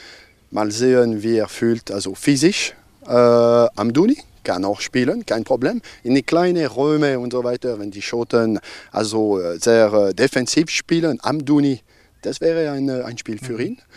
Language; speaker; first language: German; non-native, local second language; French